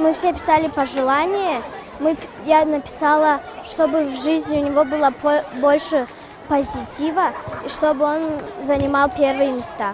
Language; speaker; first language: Russian; non-native, local second language; Tajik